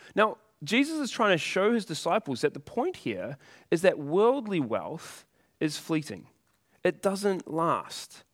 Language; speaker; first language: English; native; English